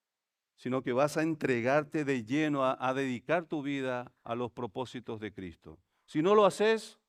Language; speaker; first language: Spanish; native; Spanish